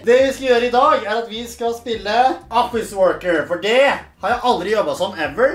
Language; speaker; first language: Norwegian; native; Norwegian